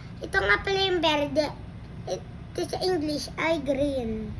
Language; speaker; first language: Filipino; native; Filipino